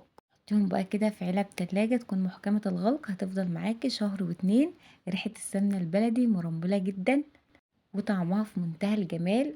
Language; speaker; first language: Arabic; native; Arabic